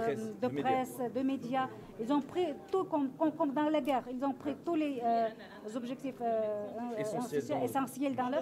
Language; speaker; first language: French; non-native, fluent; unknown